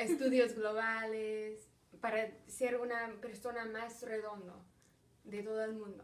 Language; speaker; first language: Spanish; early bilingual, heritage; Spanish